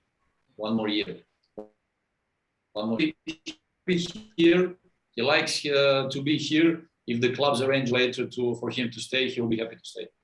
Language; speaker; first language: English; non-native, fluent; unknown